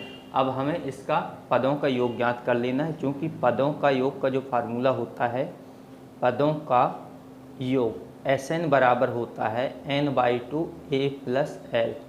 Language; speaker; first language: Hindi; native; Hindi